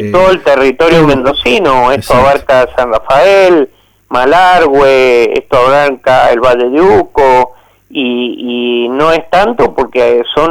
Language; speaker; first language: Spanish; native; Spanish